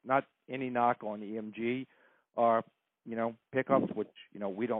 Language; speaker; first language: English; native; English